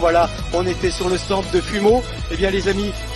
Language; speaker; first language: French; native; French